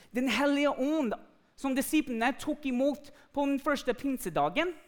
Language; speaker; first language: Norwegian; non-native, fluent; English